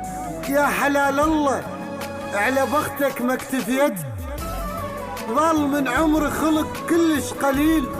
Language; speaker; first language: Arabic; native; Arabic